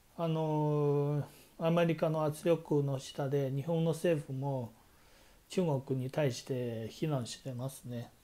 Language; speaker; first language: Japanese; non-native, fluent; Chinese